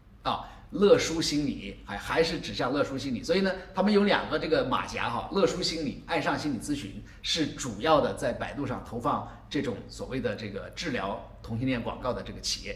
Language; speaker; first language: Chinese; native; Chinese